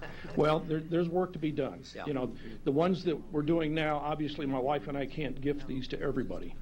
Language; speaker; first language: English; native; English